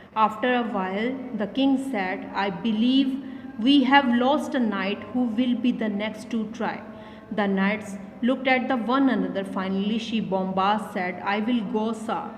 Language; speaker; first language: English; non-native, local second language; Hindi